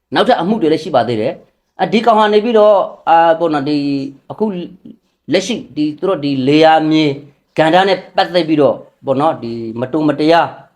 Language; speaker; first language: Burmese; non-native, local second language; Rohingya